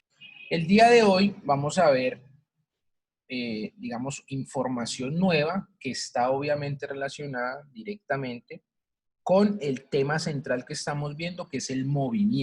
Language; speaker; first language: Spanish; native; Spanish